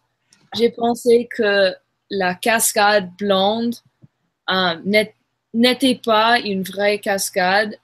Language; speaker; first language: French; non-native, learner; English